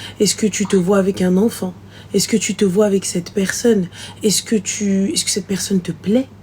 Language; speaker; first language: French; native; French